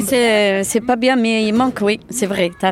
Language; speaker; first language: French; non-native, learner; Arabic